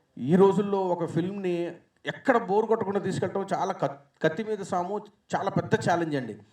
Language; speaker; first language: Telugu; native; Telugu